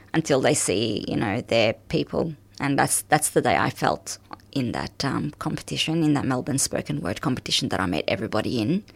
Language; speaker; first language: English; early bilingual, other home language; Arabic